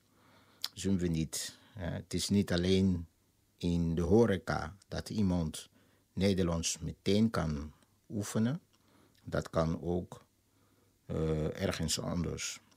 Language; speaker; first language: Dutch; non-native, fluent; Lingala